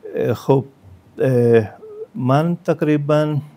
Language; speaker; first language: Persian; non-native, fluent; Punjabi